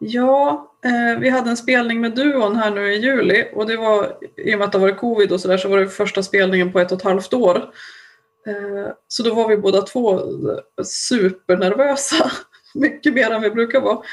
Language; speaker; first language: Swedish; native; Swedish